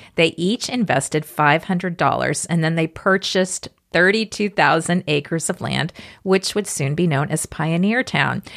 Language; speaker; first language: English; native; English